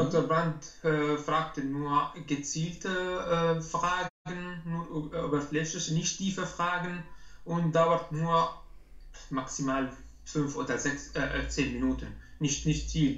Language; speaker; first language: German; non-native, learner; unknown